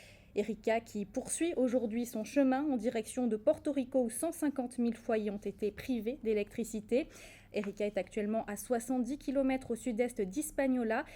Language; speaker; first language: French; native; French